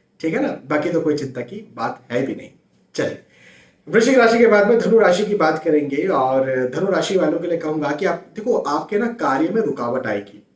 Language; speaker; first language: Hindi; native; Hindi